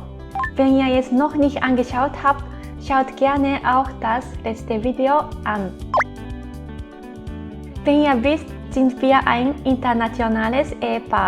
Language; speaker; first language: German; non-native, fluent; Japanese